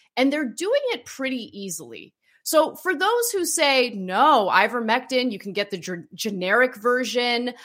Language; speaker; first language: English; early bilingual, other home language; Armenian